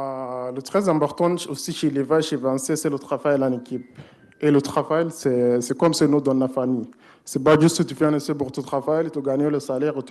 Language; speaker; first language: French; non-native, learner; Arabic